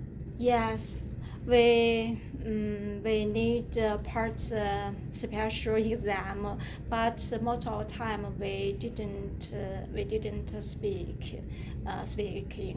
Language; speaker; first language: English; non-native, learner; Chinese